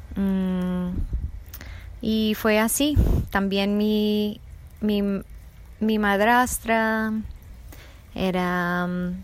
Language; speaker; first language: Spanish; non-native, fluent; English